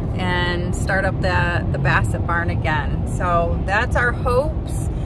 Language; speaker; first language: English; native; English